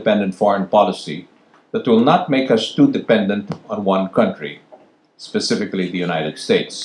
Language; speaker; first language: English; non-native, local second language; Filipino